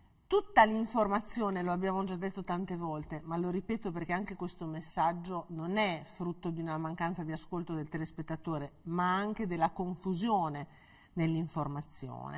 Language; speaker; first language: Italian; native; Italian